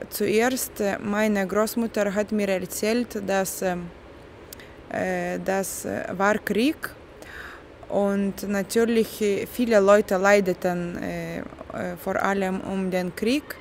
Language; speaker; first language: German; non-native, fluent; Lithuanian